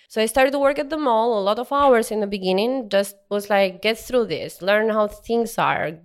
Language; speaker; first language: English; non-native, fluent; Albanian